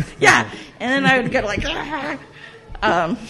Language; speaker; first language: English; native; English